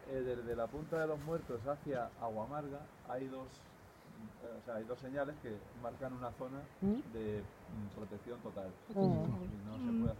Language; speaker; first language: Spanish; native; Spanish